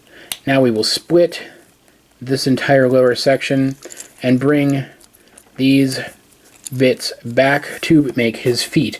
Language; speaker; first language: English; native; English